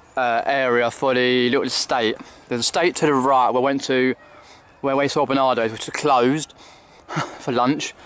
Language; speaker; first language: English; native; English